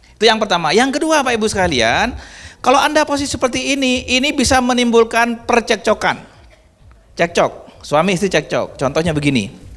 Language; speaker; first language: Indonesian; non-native, local second language; Madurese